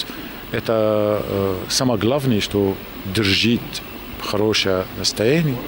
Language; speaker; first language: Russian; non-native, learner; Arabic